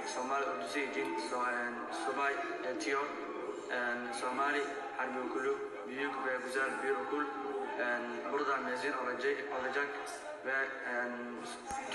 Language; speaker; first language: Turkish; non-native, learner; Somali